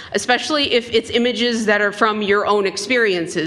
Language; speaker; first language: English; native; English